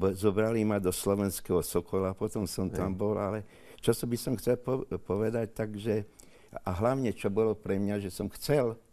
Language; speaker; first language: Slovak; native; Slovak